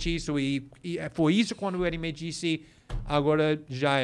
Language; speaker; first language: Portuguese; non-native, fluent; English